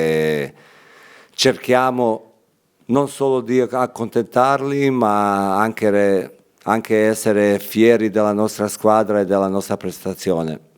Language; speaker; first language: Italian; non-native, fluent; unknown